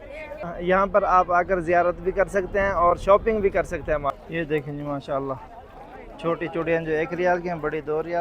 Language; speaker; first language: Hindi; native; Hindi